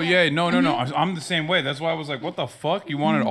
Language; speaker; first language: English; native; English